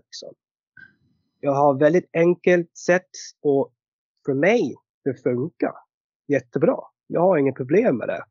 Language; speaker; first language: Swedish; non-native, fluent; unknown